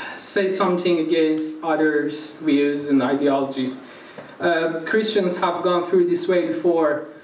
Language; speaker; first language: English; non-native, fluent; Persian